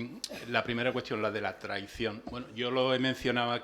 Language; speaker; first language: Spanish; native; Spanish